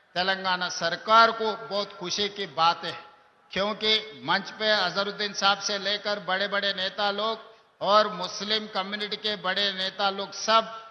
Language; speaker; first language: Hindi; non-native, local second language; Telugu